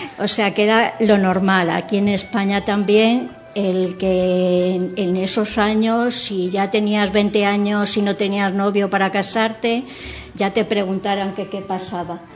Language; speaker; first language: Spanish; native; Spanish